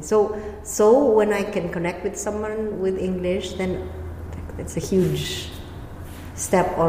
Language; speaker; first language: English; native; English